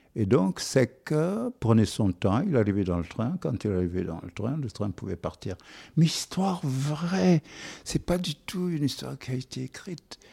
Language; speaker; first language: French; non-native, local second language; Wolof